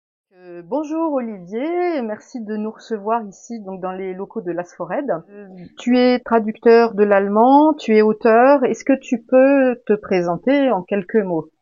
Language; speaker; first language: French; native; French